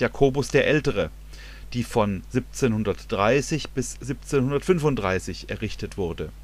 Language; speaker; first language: German; native; German